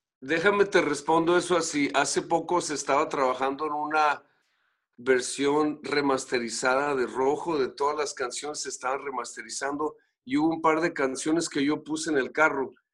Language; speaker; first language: Spanish; native; Spanish